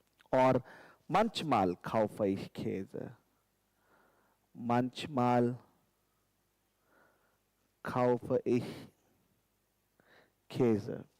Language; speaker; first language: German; non-native, fluent; Hindi